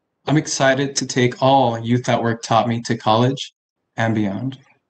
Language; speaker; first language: English; early bilingual, other home language; Spanish